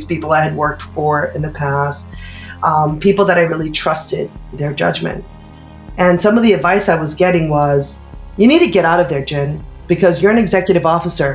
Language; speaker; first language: English; native; English